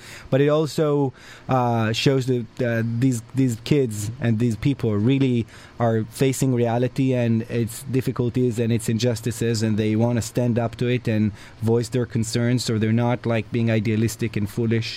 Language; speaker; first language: English; non-native, fluent; Hebrew